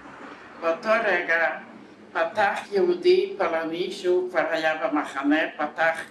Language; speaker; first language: Hebrew; non-native, fluent; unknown